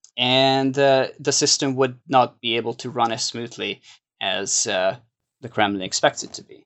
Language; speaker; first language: English; non-native, fluent; Hungarian